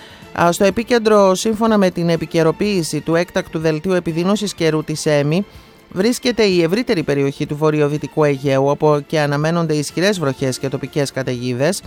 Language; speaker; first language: Greek; native; Greek